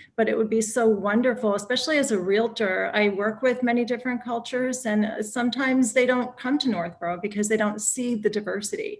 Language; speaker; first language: English; native; English